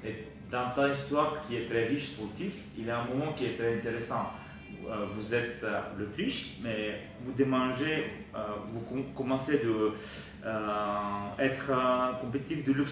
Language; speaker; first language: French; non-native, learner; Bulgarian